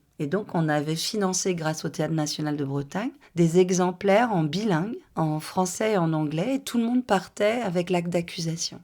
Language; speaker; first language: French; native; French